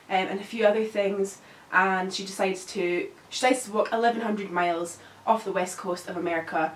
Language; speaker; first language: English; native; English